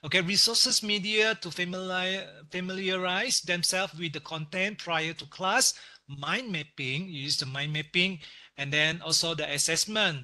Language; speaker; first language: English; non-native, local second language; Malay